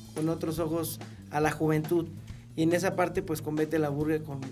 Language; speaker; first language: Spanish; native; Spanish